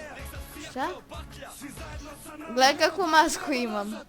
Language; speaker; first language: Croatian; native; Croatian